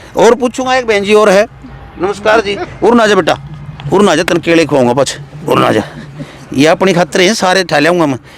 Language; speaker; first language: Hindi; native; Hindi